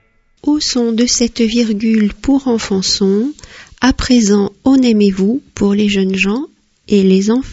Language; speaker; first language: French; native; French